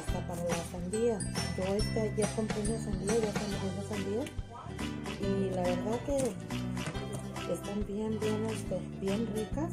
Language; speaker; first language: Spanish; native; Spanish